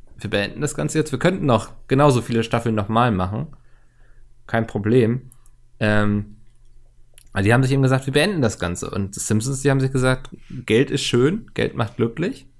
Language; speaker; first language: German; native; German